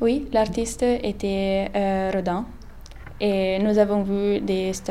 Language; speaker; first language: French; non-native, learner; Italian